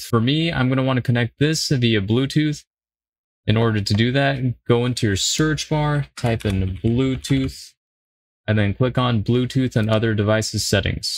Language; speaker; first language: English; native; English